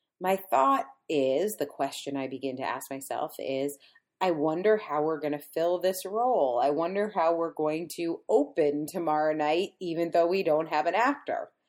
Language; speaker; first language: English; native; English